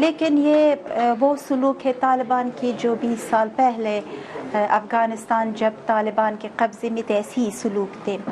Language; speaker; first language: Hindi; non-native, learner; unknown